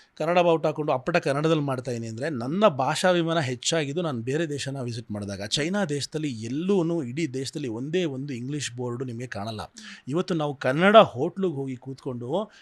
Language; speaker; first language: Kannada; native; Kannada